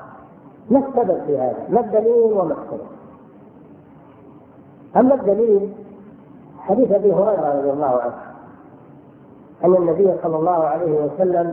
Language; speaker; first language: Arabic; native; Arabic